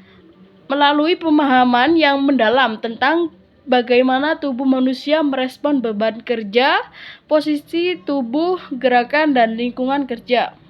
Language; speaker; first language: Indonesian; native; Indonesian